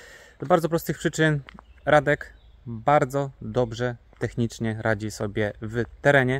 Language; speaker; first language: Polish; native; Polish